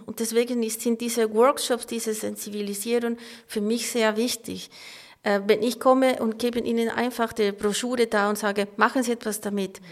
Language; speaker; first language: German; non-native, fluent; Spanish